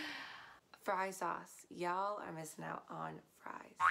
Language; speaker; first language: English; native; English